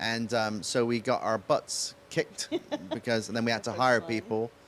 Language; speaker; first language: English; native; English